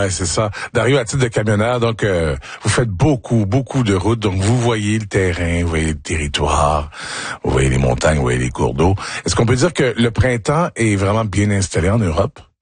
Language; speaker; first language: French; native; French